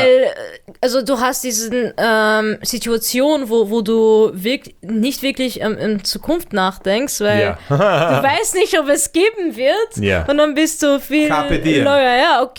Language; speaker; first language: German; early bilingual, other home language; Arabic